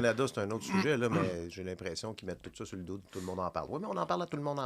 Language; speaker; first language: French; native; French